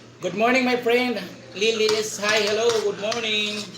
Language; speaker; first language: English; non-native, local second language; Filipino